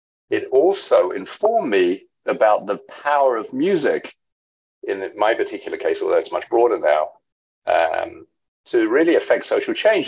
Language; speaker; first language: English; native; English